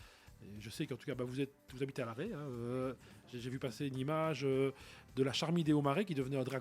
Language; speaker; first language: French; native; French